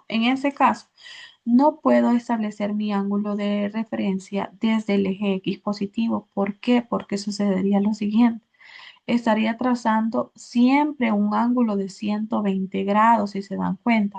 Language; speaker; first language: Spanish; native; Spanish